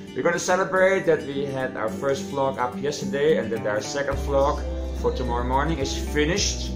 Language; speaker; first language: English; non-native, fluent; Dutch